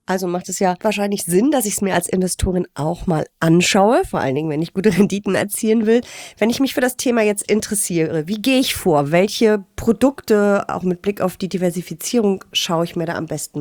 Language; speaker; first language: German; native; German